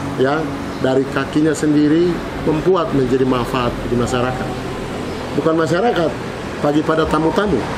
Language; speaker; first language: Indonesian; non-native, local second language; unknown